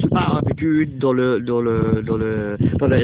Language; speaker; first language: French; non-native, local second language; German